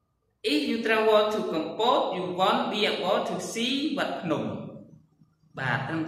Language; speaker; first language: English; non-native, learner; Khmer